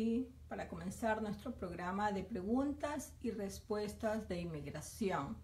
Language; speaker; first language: Spanish; native; Spanish